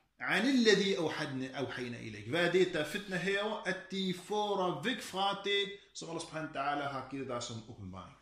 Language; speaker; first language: Danish; early bilingual, other home language; Arabic